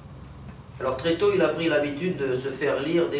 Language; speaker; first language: French; native; French